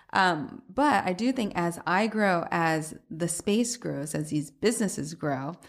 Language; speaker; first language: English; native; English